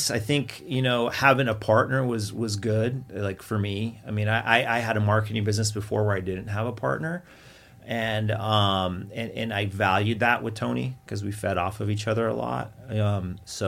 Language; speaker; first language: English; native; English